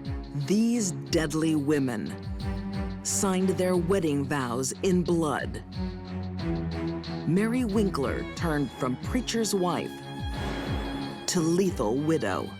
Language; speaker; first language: English; native; English